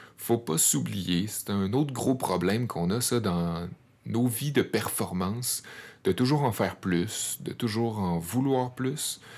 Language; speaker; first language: French; native; French